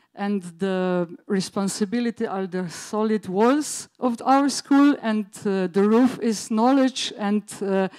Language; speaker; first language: English; non-native, learner; Slovenian